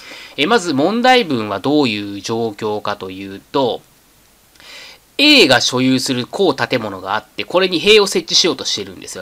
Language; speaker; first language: Japanese; native; Japanese